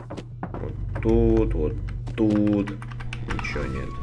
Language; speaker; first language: Russian; native; Russian